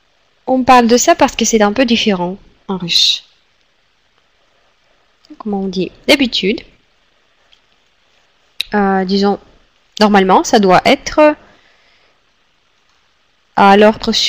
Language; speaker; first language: French; non-native, fluent; Russian